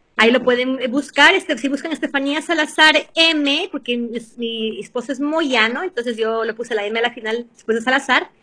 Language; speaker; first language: Spanish; early bilingual, heritage; Spanish